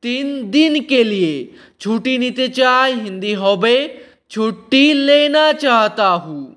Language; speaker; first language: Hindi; non-native, fluent; Bangla